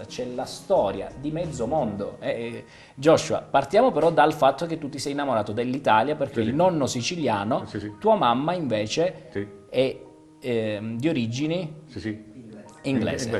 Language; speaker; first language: Italian; native; Italian